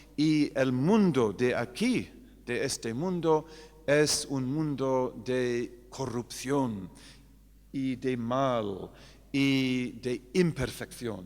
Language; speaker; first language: Spanish; non-native, fluent; English